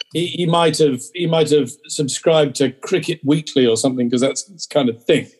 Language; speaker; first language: English; native; English